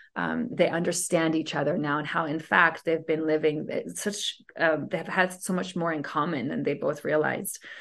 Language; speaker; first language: English; early bilingual, other home language; Persian